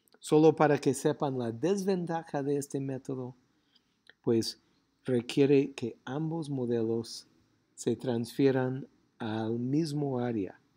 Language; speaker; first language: Spanish; non-native, fluent; English